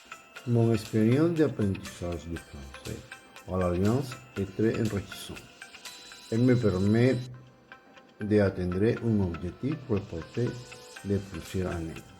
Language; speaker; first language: French; non-native, learner; Spanish